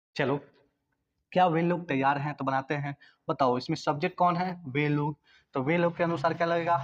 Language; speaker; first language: Hindi; native; Hindi